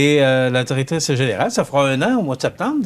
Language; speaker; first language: French; native; French